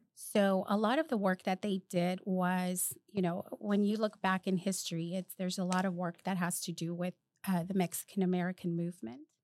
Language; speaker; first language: English; early bilingual, other home language; Spanish